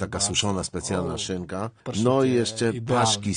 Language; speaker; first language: Polish; native; Polish